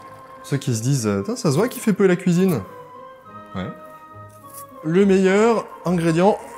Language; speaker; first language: French; native; French